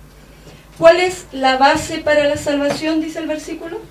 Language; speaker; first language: Spanish; native; Spanish